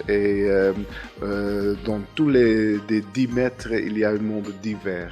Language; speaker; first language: French; non-native, fluent; Dutch